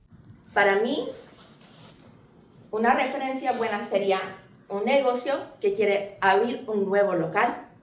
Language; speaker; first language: Spanish; early bilingual, heritage; English